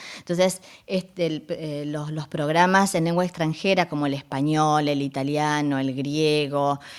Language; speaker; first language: Spanish; native; Spanish